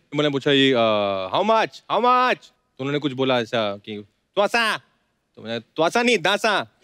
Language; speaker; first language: Hindi; native; Hindi